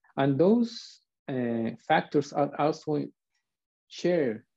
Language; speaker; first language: English; non-native, fluent; Spanish